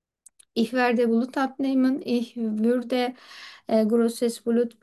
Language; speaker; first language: German; non-native, learner; Turkish